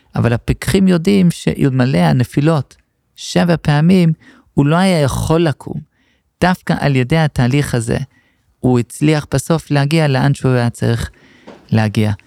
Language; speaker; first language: Hebrew; non-native, fluent; English